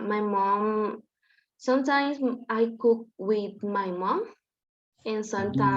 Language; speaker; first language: English; non-native, learner; Spanish